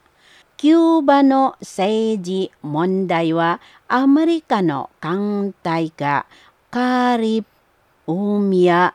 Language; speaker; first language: Japanese; non-native, fluent; Indonesian